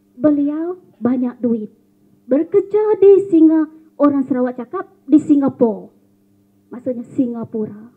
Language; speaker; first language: Malay; non-native, local second language; Iban